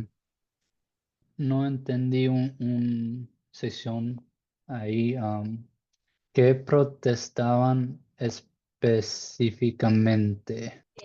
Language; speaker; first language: Spanish; non-native, learner; English